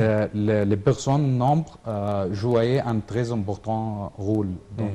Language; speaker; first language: French; non-native, learner; Arabic